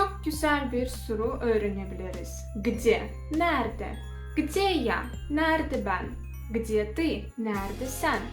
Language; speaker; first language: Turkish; non-native, fluent; Russian